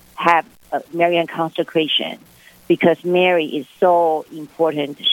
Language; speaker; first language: English; non-native, fluent; Chinese